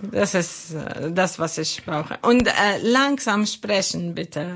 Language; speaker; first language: German; non-native, learner; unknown